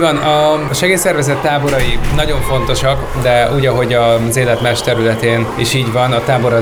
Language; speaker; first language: Hungarian; native; Hungarian